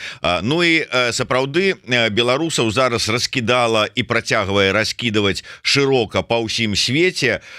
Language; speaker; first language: Belarusian; native; Belarusian